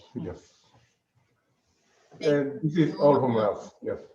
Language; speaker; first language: English; non-native, fluent; Japanese